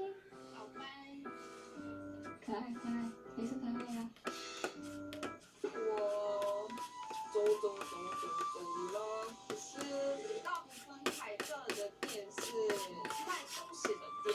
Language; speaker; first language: Chinese; non-native, learner; Korean